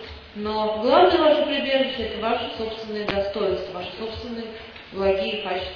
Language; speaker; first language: Russian; native; Russian